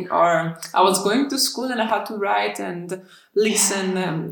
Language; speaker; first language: English; non-native, fluent; Greek